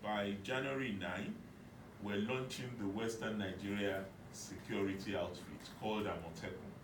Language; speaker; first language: English; non-native, local second language; Yoruba